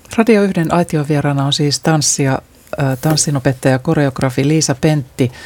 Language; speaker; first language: Finnish; native; Finnish